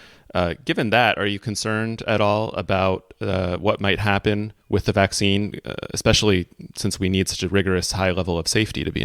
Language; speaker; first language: English; native; English